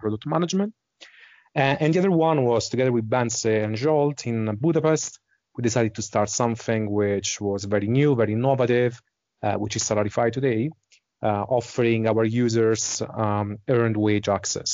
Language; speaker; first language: English; non-native, fluent; Italian